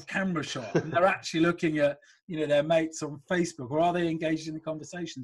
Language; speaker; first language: English; native; English